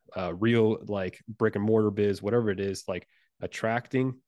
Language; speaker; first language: English; non-native, fluent; Spanish